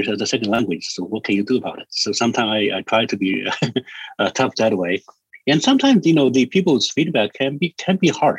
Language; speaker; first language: English; non-native, fluent; Chinese